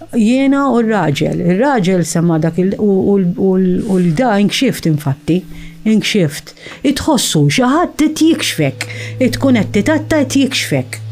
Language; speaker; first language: Maltese; early bilingual, heritage; Maltese